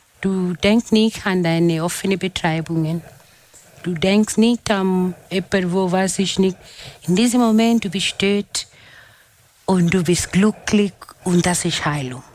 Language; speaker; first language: German; non-native, fluent; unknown